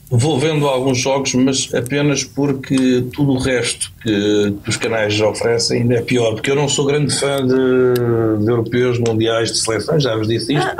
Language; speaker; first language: Portuguese; native; Portuguese